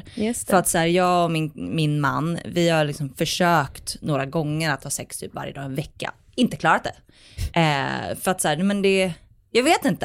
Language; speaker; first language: Swedish; native; Swedish